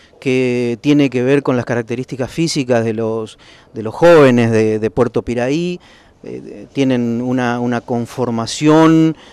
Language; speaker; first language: Spanish; native; Spanish